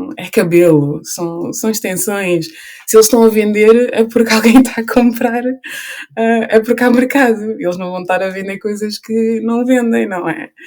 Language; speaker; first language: Portuguese; early bilingual, other home language; Upper Guinea Crioulo